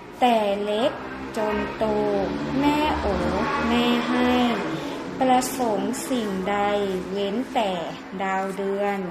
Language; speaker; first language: Thai; native; Thai